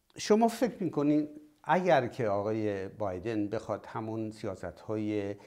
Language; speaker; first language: Persian; native; Persian